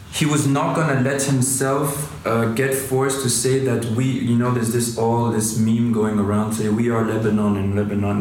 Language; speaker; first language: English; non-native, fluent; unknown